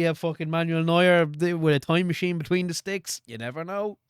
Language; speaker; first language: English; native; English